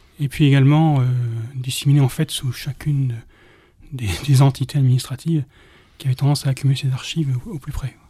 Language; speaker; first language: French; native; French